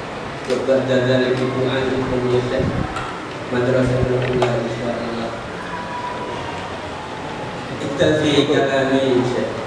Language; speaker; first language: Arabic; non-native, learner; Indonesian